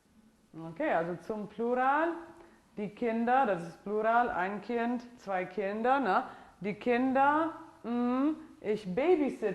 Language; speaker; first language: German; non-native, fluent; English